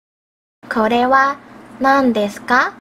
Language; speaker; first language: Japanese; non-native, fluent; Chinese